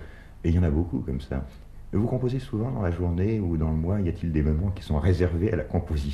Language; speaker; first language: French; native; French